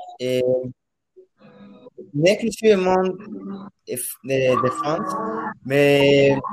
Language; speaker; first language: French; non-native, learner; Spanish